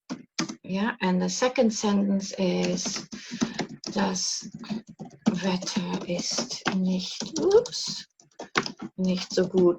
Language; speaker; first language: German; non-native, fluent; English